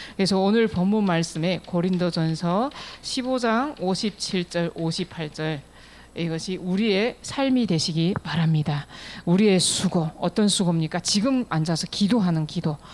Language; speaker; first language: Korean; native; Korean